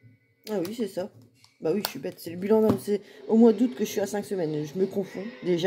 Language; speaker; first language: French; native; French